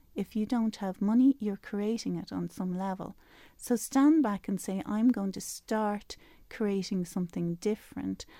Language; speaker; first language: English; native; English